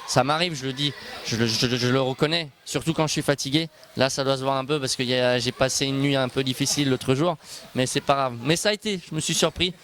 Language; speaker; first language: French; early bilingual, other home language; Bosnian